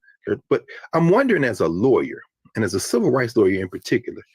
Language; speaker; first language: English; native; English